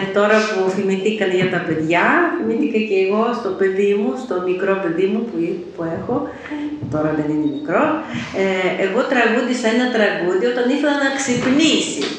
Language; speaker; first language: Greek; non-native, fluent; Ukrainian